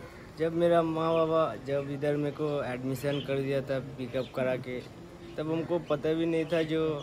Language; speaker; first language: Hindi; non-native, local second language; Bangla